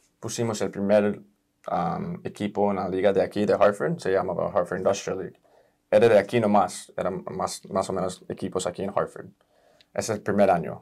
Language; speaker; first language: Spanish; early bilingual, heritage; Spanish